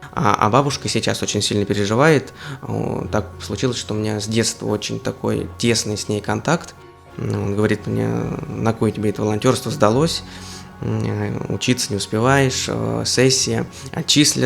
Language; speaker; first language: Russian; native; Russian